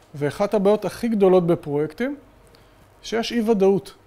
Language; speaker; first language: Hebrew; native; Hebrew